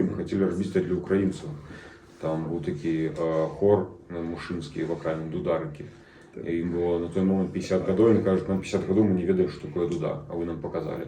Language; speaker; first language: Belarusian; non-native, local second language; Russian